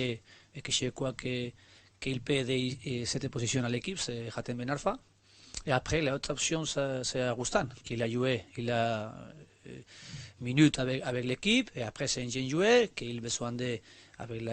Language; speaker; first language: French; non-native, learner; Spanish